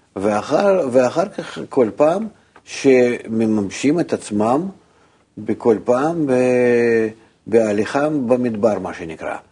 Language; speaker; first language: Hebrew; non-native, fluent; Russian